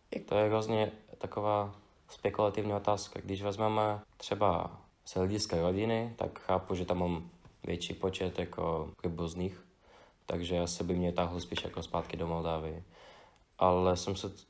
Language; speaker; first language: Czech; non-native, fluent; Russian